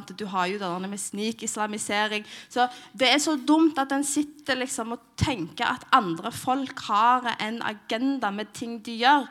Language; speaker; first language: Norwegian; early bilingual, other home language; Somali